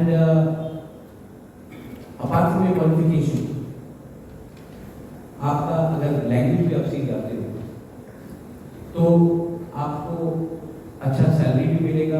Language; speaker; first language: Hindi; non-native, local second language; Kok Borok